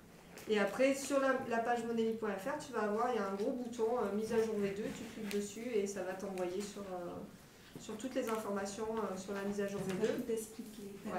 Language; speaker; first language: French; native; French